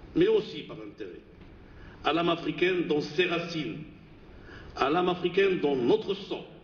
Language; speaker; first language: French; non-native, local second language; Arabic